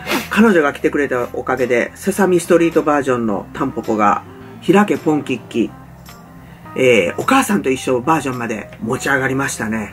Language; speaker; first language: Japanese; native; Japanese